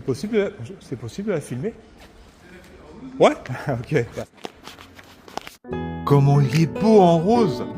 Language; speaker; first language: French; native; French